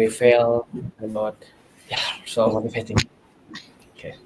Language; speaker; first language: English; non-native, learner; Indonesian